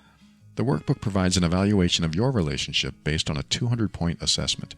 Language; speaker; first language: English; native; English